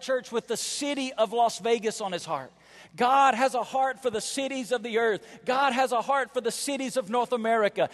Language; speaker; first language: English; native; English